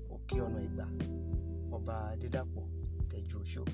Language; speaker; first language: English; non-native, local second language; Yoruba